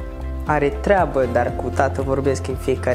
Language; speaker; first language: Romanian; non-native, learner; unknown